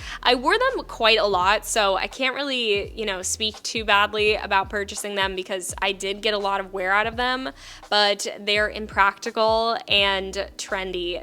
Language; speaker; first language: English; native; English